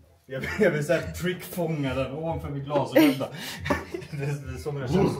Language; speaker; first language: Swedish; native; Swedish